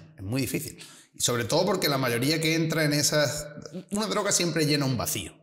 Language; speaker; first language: Spanish; native; Spanish